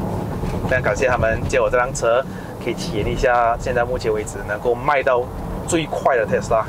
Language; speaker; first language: Chinese; native; Chinese